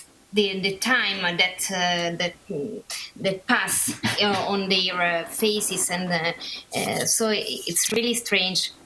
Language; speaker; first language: English; non-native, learner; Italian